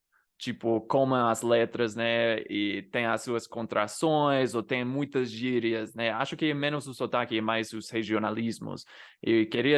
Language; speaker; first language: Portuguese; non-native, fluent; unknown